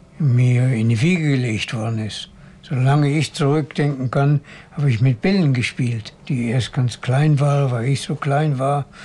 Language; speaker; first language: German; native; German